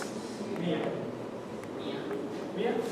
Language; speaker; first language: English; native; English